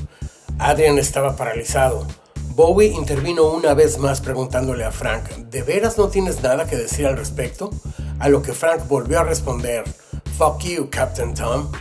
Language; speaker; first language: Spanish; native; Spanish